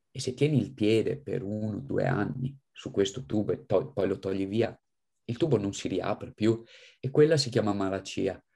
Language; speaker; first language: Italian; native; Italian